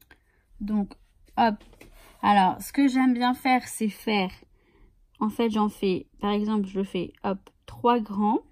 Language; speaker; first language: French; native; French